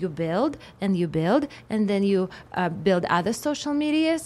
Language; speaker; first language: English; non-native, fluent; Russian